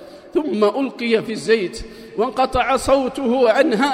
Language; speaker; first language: Arabic; native; Arabic